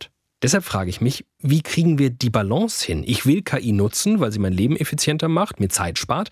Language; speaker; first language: German; native; German